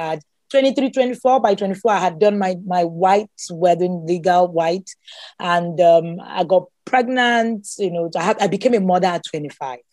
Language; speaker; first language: English; non-native, local second language; Igbo